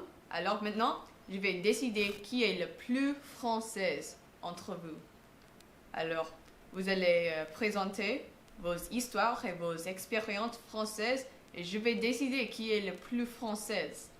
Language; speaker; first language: French; non-native, fluent; English